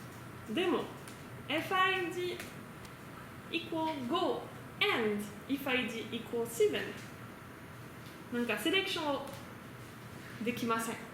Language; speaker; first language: Japanese; non-native, learner; French